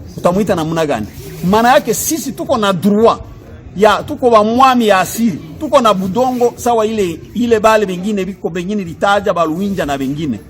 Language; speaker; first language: Swahili; non-native, local second language; Kinyarwanda